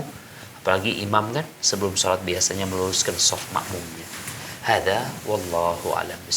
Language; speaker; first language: Malay; native; Malay